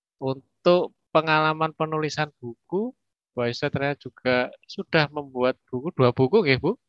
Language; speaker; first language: Indonesian; native; Indonesian